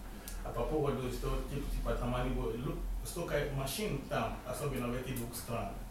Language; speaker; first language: Russian; non-native, fluent; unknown